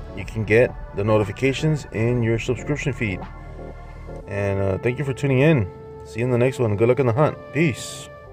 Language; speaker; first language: English; early bilingual, other home language; Spanish